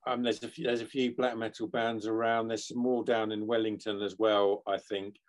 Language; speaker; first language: English; native; English